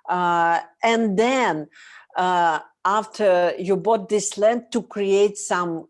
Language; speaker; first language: English; non-native, learner; Russian